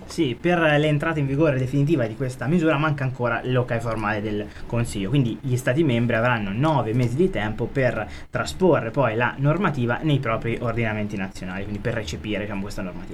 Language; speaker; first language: Italian; native; Italian